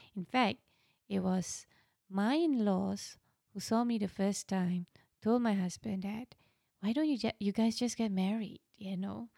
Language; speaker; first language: English; non-native, local second language; Malay